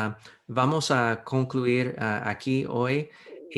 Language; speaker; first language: Spanish; non-native, fluent; English